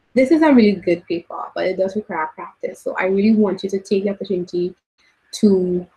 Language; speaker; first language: English; native; English